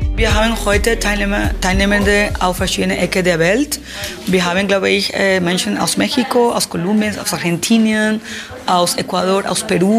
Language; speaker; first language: German; non-native, fluent; Spanish